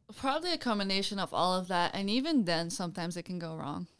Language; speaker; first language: English; non-native, fluent; Dutch